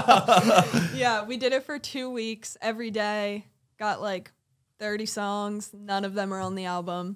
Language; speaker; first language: English; native; English